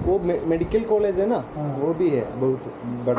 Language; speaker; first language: Hindi; non-native, local second language; Malayalam